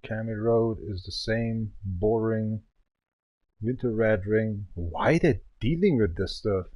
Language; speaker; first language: English; non-native, learner; German